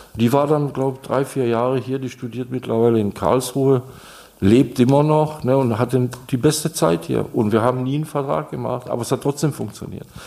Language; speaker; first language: German; non-native, fluent; Czech